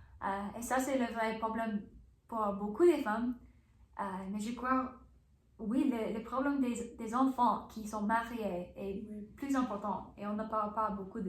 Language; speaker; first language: French; non-native, learner; English